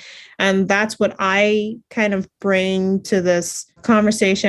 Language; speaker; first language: English; native; English